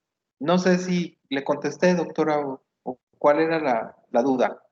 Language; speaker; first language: Spanish; native; Spanish